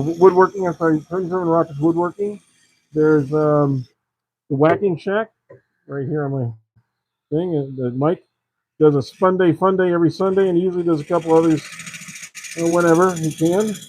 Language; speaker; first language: English; native; English